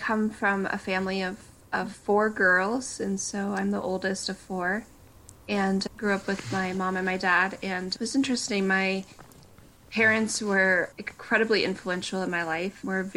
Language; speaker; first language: English; native; English